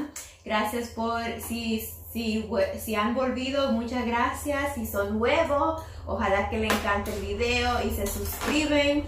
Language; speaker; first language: Spanish; early bilingual, heritage; English